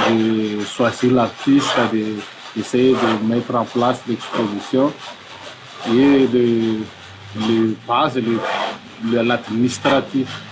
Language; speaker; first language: French; non-native, local second language; Malagasy